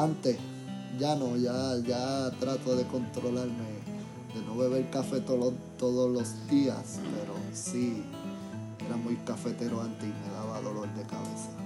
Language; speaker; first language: Spanish; native; Spanish